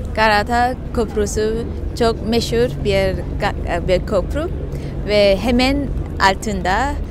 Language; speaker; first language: Turkish; non-native, learner; Thai